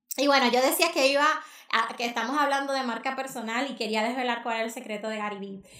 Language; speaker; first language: Spanish; native; Spanish